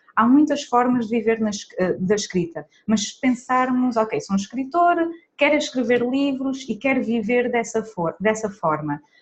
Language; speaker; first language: Portuguese; native; Portuguese